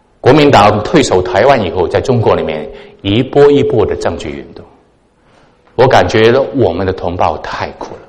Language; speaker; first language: Chinese; non-native, local second language; Cantonese